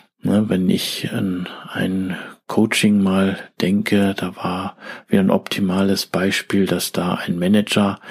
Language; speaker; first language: German; native; German